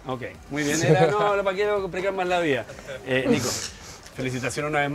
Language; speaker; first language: Spanish; native; Spanish